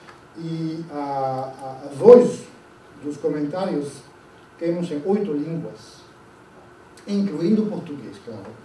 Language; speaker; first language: Portuguese; non-native, fluent; French